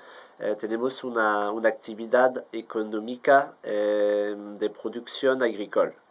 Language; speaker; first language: Spanish; non-native, fluent; French